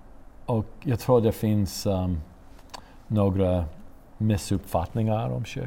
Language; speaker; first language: Swedish; non-native, fluent; English